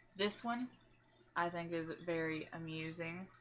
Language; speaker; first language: English; native; English